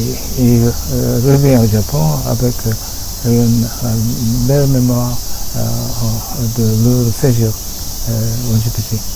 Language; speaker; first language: French; non-native, fluent; Japanese